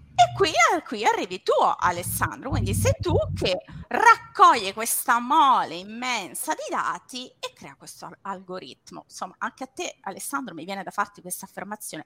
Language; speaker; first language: Italian; native; Italian